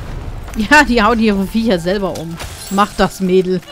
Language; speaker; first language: German; native; German